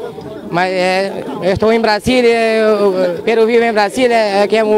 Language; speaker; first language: Portuguese; non-native, learner; Spanish